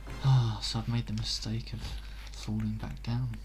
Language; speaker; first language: English; native; English